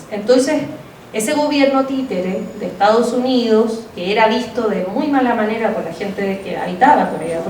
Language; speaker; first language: Spanish; native; Spanish